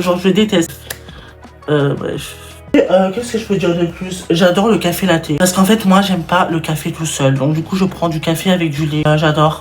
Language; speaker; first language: French; native; French